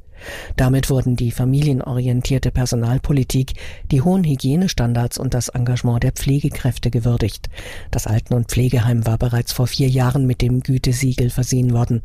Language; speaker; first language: German; native; German